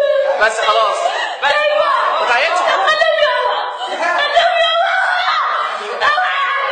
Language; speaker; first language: Arabic; native; Arabic